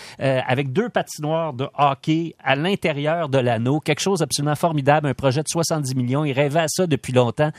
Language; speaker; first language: French; native; French